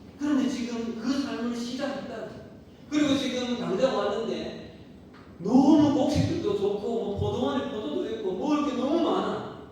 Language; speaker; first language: Korean; native; Korean